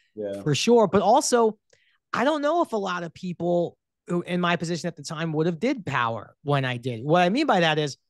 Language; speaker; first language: English; native; English